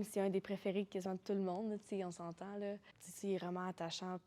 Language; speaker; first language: French; native; French